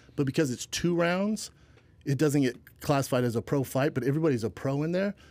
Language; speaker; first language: English; native; English